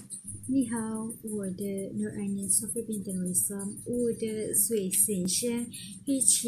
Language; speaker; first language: Chinese; non-native, learner; Malay